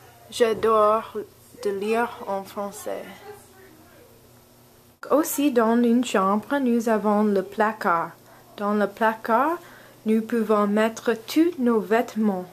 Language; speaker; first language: French; non-native, learner; English